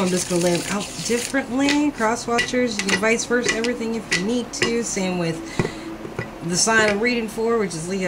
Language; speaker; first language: English; native; English